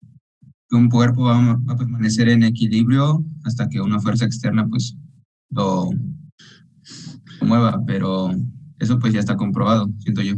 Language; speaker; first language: Spanish; native; Spanish